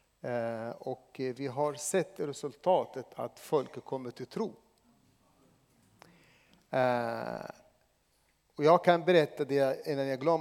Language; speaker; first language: Swedish; non-native, fluent; Arabic